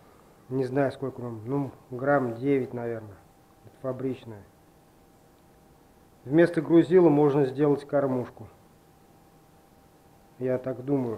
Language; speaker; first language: Russian; native; Russian